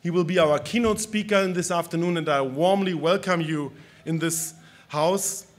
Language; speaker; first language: English; non-native, fluent; German